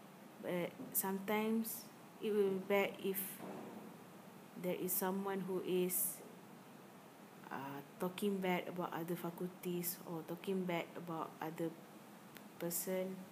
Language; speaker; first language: English; non-native, learner; Malay